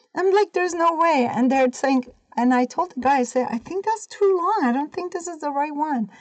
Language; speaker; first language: English; non-native, fluent; Persian